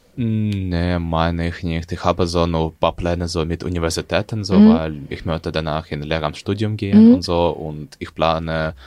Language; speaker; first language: German; non-native, learner; Ukrainian